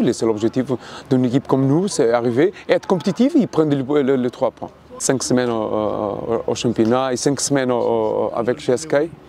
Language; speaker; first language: French; non-native, fluent; Portuguese